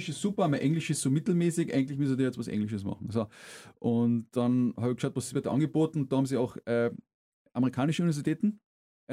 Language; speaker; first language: German; native; German